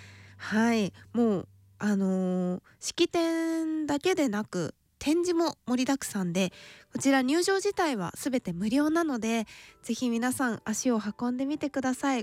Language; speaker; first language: Japanese; native; Japanese